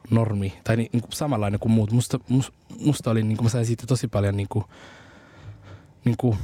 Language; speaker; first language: Finnish; early bilingual, other home language; Somali